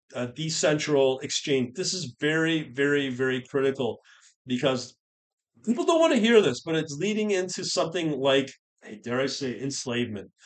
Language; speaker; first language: English; native; English